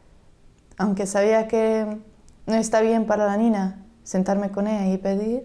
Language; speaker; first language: Spanish; non-native, fluent; Romanian